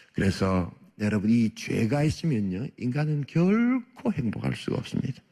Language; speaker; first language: Korean; native; Korean